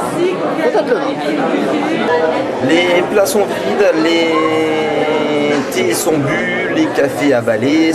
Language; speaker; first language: French; native; French